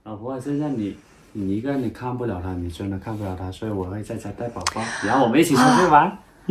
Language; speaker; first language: Chinese; non-native, local second language; Cantonese